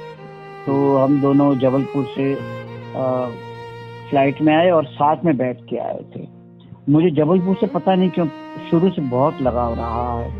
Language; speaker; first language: Hindi; native; Hindi